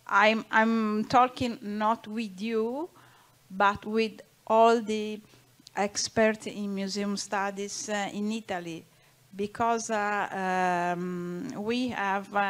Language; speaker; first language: English; non-native, learner; Italian